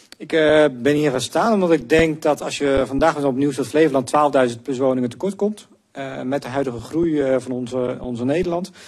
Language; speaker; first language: Dutch; native; Dutch